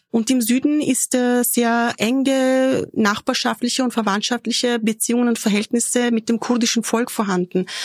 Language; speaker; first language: German; early bilingual, other home language; Turkish